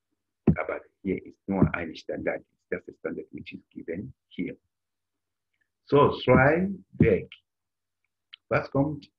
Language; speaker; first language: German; non-native, fluent; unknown